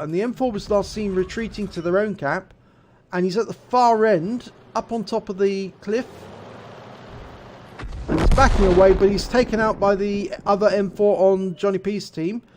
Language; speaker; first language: English; native; English